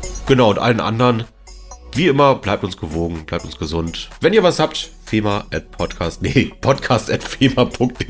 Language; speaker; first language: German; native; German